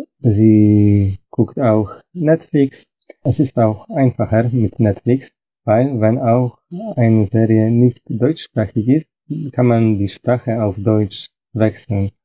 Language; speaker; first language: German; non-native, fluent; Polish